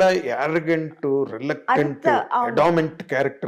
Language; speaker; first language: Telugu; native; Telugu